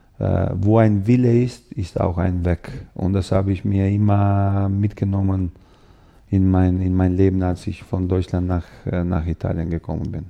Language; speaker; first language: German; non-native, fluent; Albanian